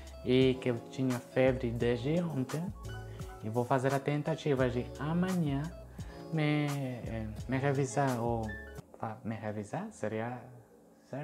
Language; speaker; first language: Portuguese; non-native, fluent; Spanish